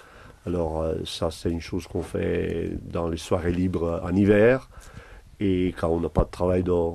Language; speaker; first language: French; non-native, local second language; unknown